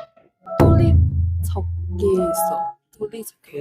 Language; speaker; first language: Korean; non-native, learner; Chinese